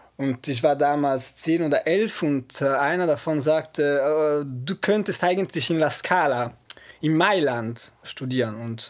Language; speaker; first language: German; non-native, fluent; Italian